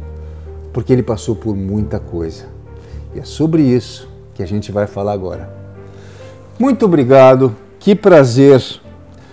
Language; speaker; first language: Portuguese; native; Portuguese